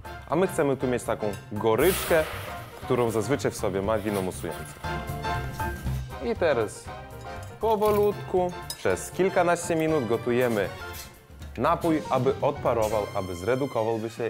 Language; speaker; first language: Polish; native; Polish